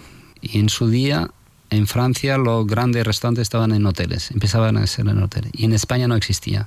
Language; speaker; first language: Spanish; non-native, fluent; French